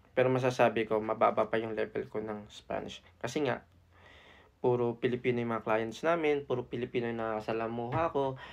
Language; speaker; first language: Filipino; native; Filipino